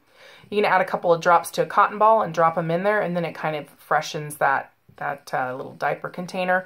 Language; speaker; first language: English; native; English